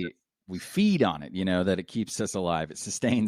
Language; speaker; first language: English; native; English